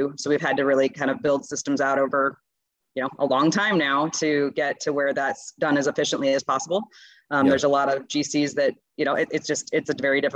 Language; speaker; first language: English; native; English